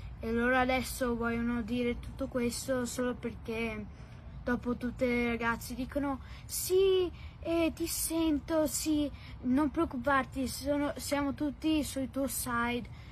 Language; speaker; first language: Italian; early bilingual, heritage; Italian